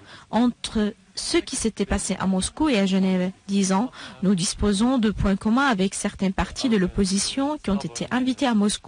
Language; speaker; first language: French; non-native, fluent; Arabic